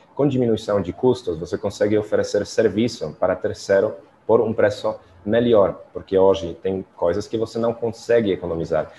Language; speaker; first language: Portuguese; non-native, fluent; Polish